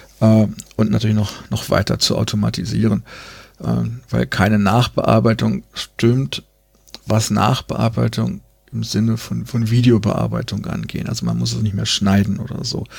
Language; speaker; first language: German; native; German